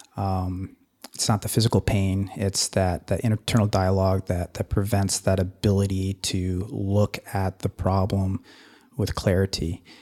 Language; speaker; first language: English; native; English